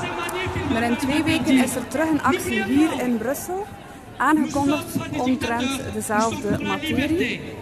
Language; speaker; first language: Dutch; native; Dutch